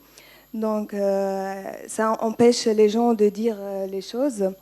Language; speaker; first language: French; non-native, learner; Arabic